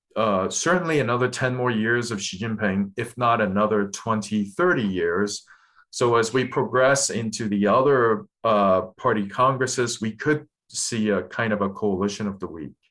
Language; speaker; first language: English; non-native, local second language; Cantonese